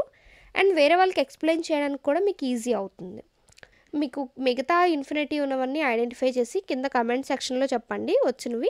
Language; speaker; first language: Telugu; native; Telugu